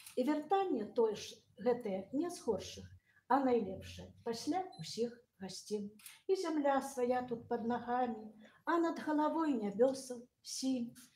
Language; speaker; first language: Belarusian; native; Belarusian